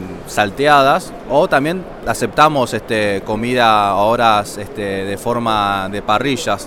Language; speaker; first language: Spanish; non-native, fluent; Chinese